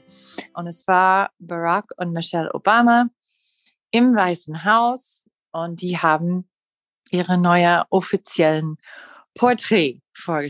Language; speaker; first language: German; non-native, learner; English